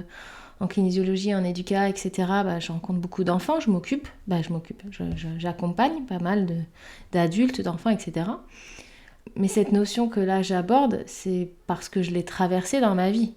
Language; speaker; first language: French; native; French